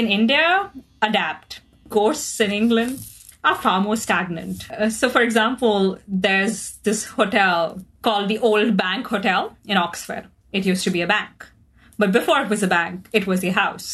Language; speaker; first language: English; non-native, local second language; Hindi